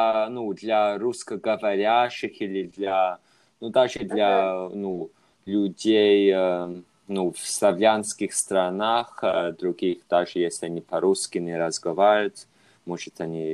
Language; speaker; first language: Russian; non-native, fluent; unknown